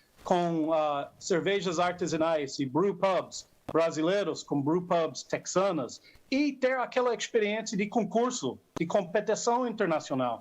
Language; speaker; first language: Portuguese; non-native, fluent; English